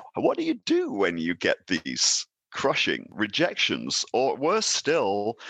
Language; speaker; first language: English; native; English